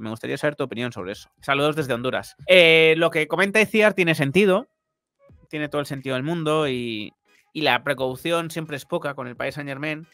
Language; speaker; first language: Spanish; native; Spanish